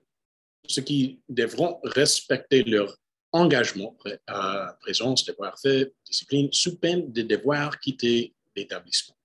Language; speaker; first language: French; non-native, fluent; English